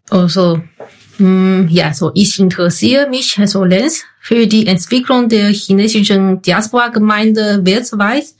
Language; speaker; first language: German; non-native, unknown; Chinese